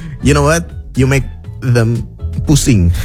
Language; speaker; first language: English; non-native, fluent; Indonesian